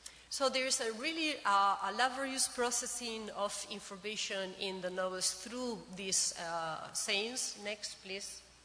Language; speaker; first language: English; non-native, fluent; Spanish